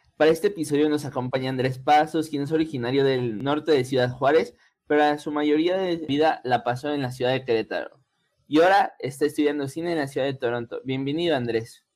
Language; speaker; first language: Spanish; native; Spanish